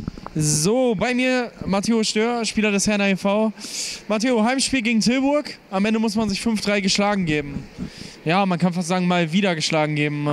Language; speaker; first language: German; native; German